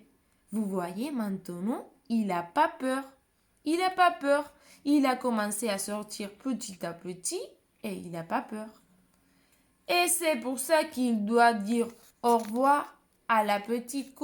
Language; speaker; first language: French; non-native, fluent; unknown